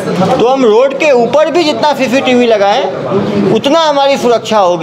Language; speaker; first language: Hindi; native; Hindi